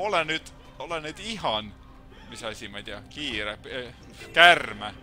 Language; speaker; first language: Finnish; non-native, learner; Estonian